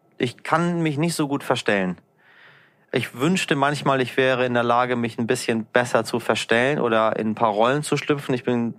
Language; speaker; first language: German; early bilingual, other home language; Persian